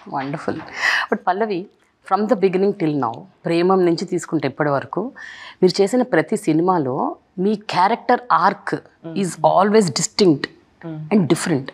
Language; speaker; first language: Telugu; native; Telugu